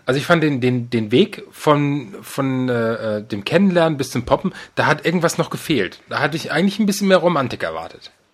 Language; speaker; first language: German; native; German